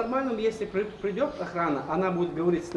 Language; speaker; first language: Russian; native; Russian